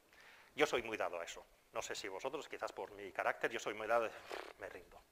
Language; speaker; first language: Spanish; non-native, fluent; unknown